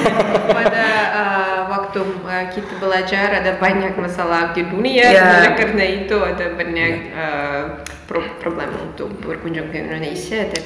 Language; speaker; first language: Indonesian; non-native, fluent; Russian